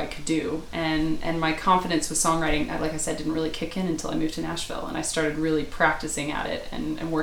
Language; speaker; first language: English; native; English